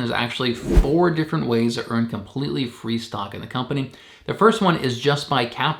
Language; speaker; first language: English; native; English